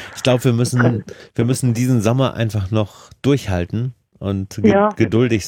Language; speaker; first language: German; native; German